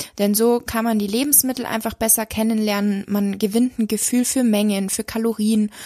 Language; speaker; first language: German; native; German